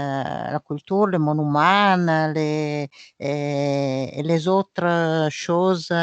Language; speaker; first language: French; non-native, learner; Italian